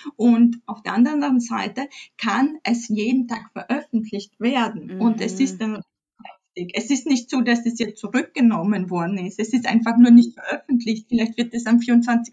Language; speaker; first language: German; early bilingual, other home language; Polish